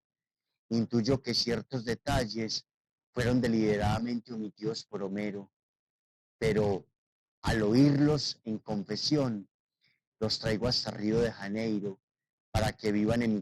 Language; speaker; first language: Spanish; native; Spanish